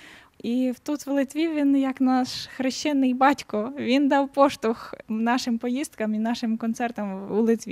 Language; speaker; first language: Ukrainian; native; Ukrainian